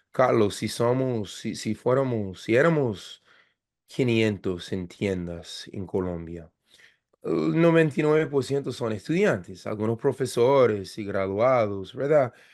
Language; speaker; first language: Spanish; non-native, fluent; English